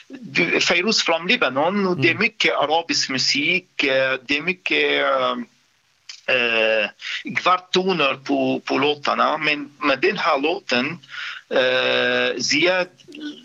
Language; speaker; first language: Swedish; non-native, fluent; Arabic